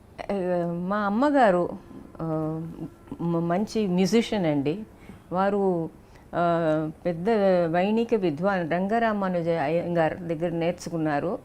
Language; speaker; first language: Telugu; non-native, local second language; Tamil